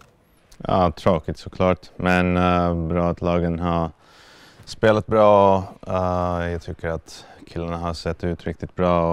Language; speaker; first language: Swedish; non-native, fluent; Finnish